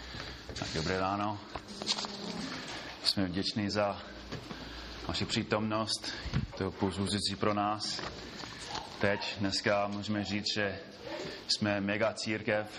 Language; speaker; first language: Czech; non-native, fluent; English